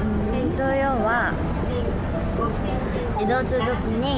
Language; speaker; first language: Japanese; non-native, learner; Korean